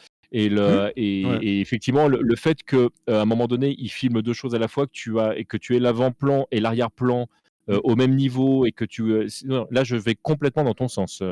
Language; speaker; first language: French; native; French